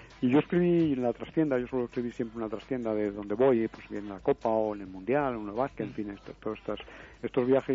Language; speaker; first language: Spanish; native; Spanish